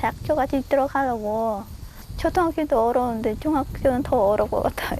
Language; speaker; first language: Korean; non-native, learner; Khmer